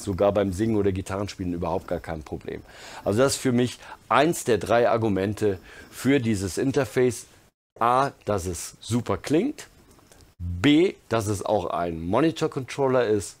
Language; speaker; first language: German; native; German